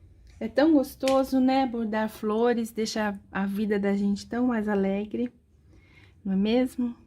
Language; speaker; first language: Portuguese; native; Portuguese